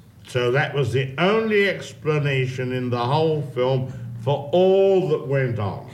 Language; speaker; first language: English; native; English